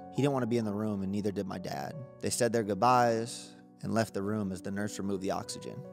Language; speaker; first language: English; native; English